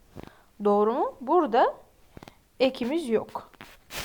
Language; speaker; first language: Turkish; non-native, fluent; Uzbek